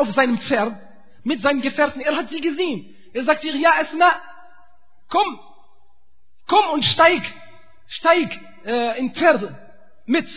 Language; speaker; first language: German; non-native, fluent; Arabic